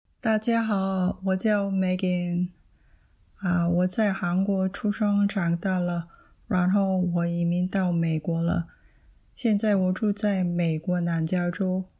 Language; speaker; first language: Chinese; non-native, learner; Korean